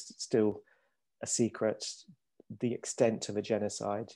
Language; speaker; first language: English; native; English